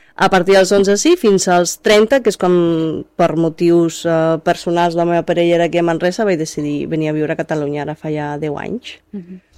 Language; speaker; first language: Catalan; non-native, fluent; Spanish